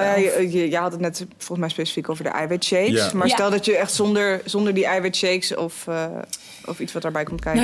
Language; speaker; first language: Dutch; native; Dutch